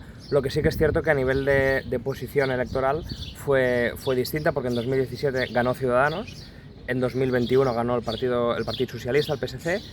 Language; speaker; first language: Spanish; non-native, local second language; Catalan